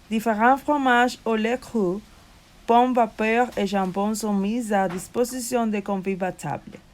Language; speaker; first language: French; non-native, learner; Spanish